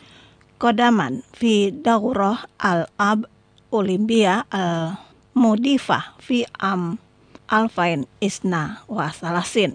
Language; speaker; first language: Arabic; non-native, fluent; Indonesian